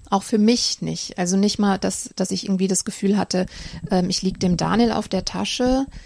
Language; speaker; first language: German; native; German